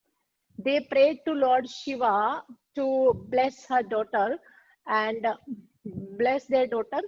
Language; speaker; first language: English; non-native, fluent; Hindi